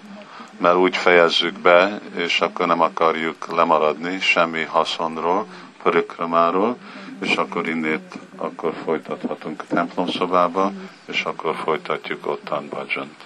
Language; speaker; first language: Hungarian; early bilingual, heritage; Hungarian